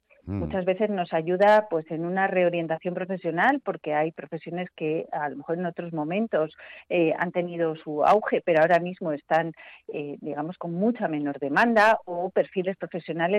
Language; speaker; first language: Spanish; native; Spanish